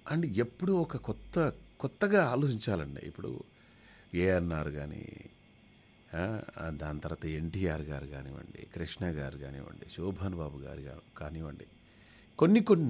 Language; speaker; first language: Telugu; native; Telugu